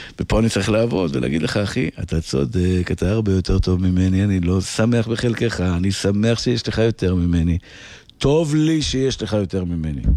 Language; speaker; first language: Hebrew; native; Hebrew